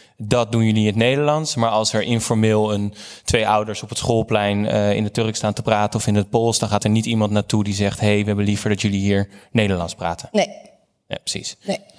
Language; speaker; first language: Dutch; native; Dutch